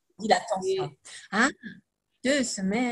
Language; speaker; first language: French; non-native, fluent; German